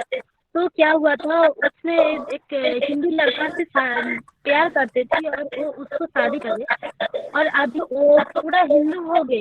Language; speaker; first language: Hindi; non-native, local second language; Bangla